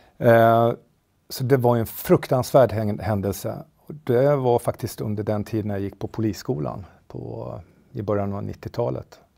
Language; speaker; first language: Swedish; native; Swedish